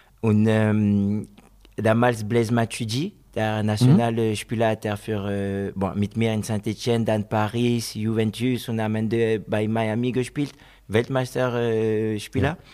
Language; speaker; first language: German; non-native, fluent; French